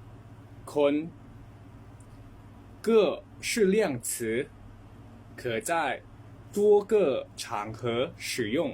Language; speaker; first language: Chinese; non-native, fluent; Lao